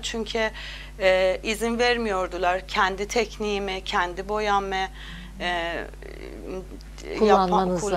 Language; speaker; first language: Turkish; non-native, learner; Azerbaijani